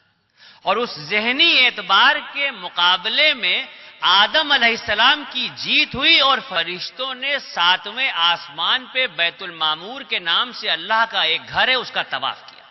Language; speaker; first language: Urdu; native; Urdu